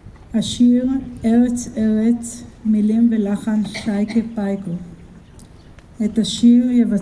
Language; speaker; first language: Hebrew; native; Hebrew